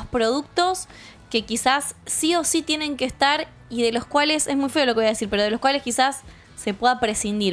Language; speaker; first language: Spanish; native; Spanish